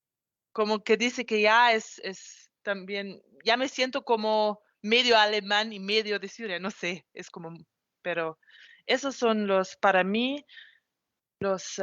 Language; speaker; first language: Spanish; non-native, fluent; German